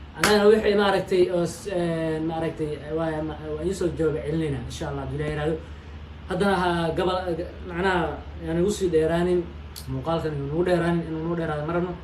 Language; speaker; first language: Somali; native; Somali